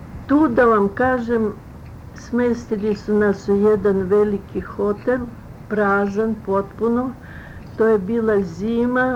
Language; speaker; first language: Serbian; early bilingual, other home language; Russian